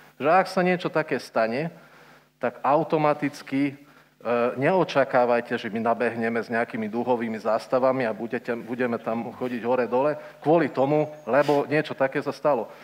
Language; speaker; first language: Slovak; non-native, local second language; Hungarian